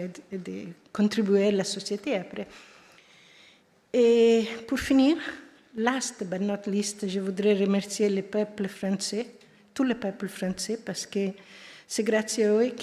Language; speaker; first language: French; non-native, fluent; Italian